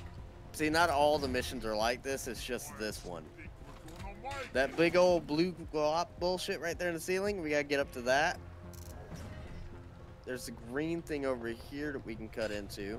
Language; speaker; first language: English; native; English